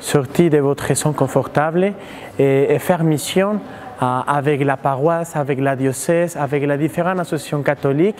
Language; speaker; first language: French; non-native, fluent; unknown